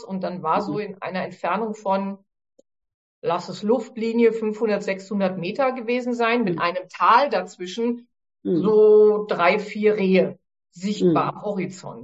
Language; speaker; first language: German; native; German